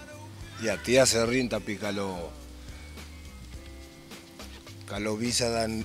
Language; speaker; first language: Indonesian; non-native, learner; Spanish